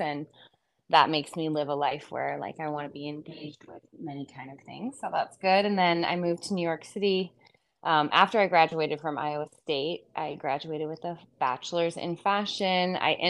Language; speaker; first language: English; native; English